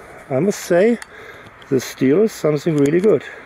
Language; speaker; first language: English; non-native, fluent; German